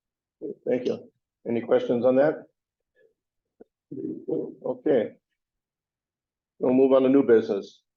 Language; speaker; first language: English; native; English